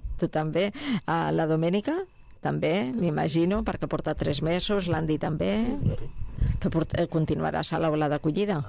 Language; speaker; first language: Catalan; native; Catalan